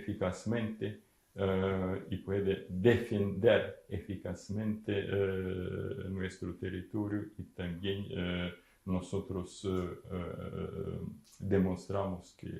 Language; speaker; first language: Spanish; non-native, fluent; Ukrainian